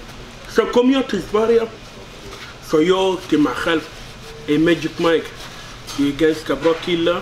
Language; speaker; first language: Swedish; non-native, learner; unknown